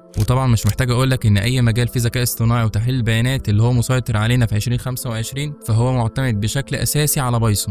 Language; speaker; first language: Arabic; native; Arabic